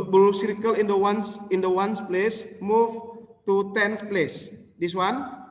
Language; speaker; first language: English; non-native, local second language; Indonesian